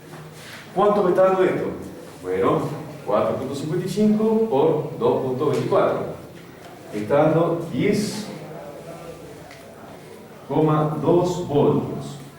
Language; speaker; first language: Spanish; native; Spanish